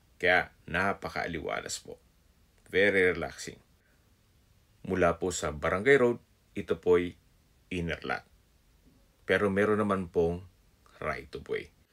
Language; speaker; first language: Filipino; non-native, local second language; Bikol